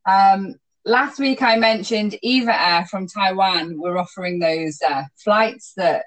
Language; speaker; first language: English; native; English